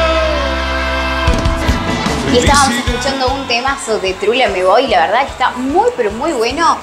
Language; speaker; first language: Spanish; native; Spanish